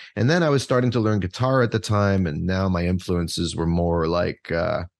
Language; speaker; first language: English; native; English